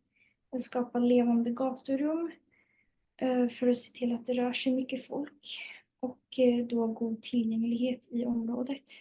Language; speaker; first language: Swedish; native; Swedish